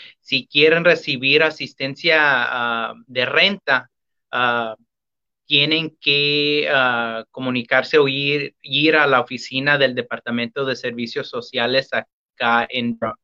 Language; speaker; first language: Spanish; early bilingual, heritage; Spanish